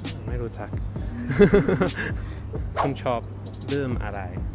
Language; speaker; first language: Thai; non-native, learner; English